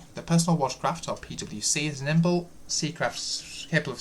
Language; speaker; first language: English; native; English